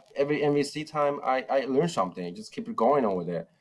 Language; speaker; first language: English; non-native, fluent; Chinese